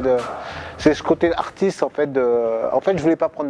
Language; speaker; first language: French; native; French